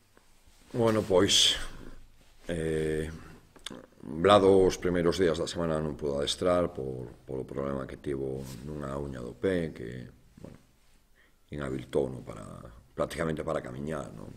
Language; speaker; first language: Galician; native; Galician